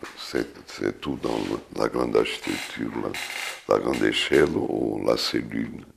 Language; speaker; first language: French; non-native, fluent; Portuguese